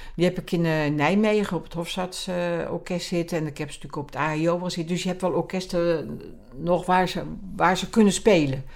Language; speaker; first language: Dutch; native; Dutch